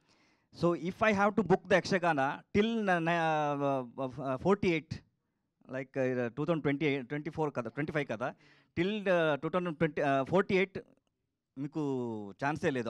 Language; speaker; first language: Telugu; non-native, learner; Kannada